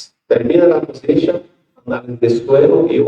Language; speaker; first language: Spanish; non-native, learner; Portuguese